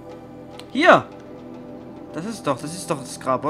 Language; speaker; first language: German; native; German